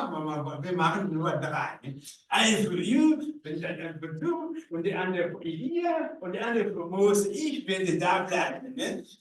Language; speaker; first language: German; non-native, learner; Rundi